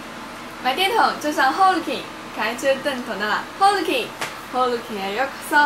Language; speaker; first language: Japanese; non-native, fluent; Chinese